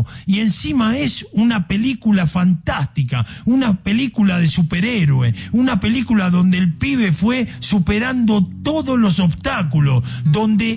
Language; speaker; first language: Spanish; native; Spanish